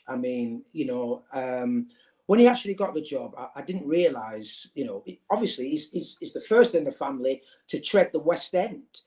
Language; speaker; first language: English; native; English